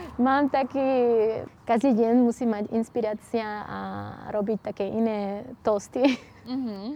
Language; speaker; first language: Slovak; non-native, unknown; Spanish